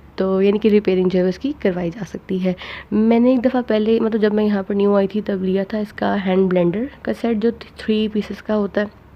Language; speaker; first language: Urdu; non-native, local second language; Punjabi